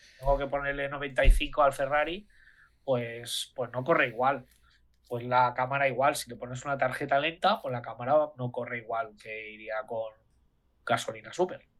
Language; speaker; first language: Spanish; native; Spanish